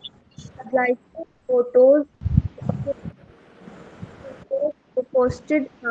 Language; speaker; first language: German; non-native, learner; Hindi